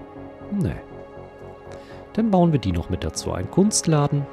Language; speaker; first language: German; native; German